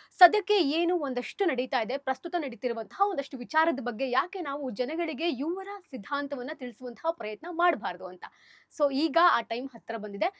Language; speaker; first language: Kannada; native; Kannada